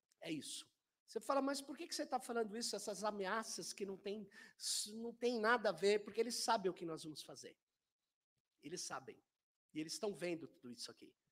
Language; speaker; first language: Portuguese; native; Portuguese